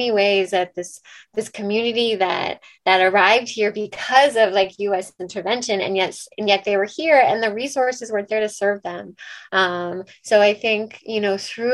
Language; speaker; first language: English; native; English